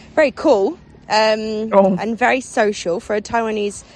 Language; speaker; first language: English; native; English